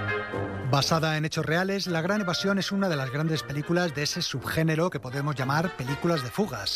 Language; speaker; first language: Spanish; native; Spanish